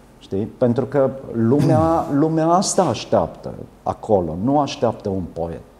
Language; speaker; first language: Romanian; native; Romanian